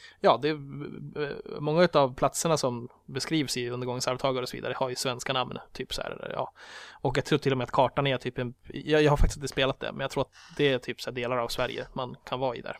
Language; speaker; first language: Swedish; native; Swedish